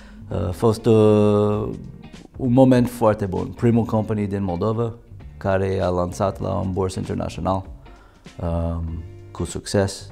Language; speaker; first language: Romanian; non-native, learner; English